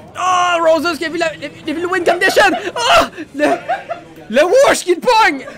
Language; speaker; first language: French; native; French